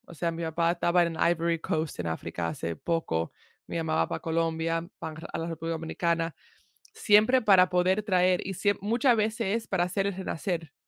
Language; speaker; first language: Spanish; early bilingual, heritage; Spanish